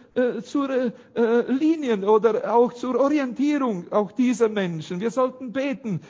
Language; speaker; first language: German; non-native, fluent; Romanian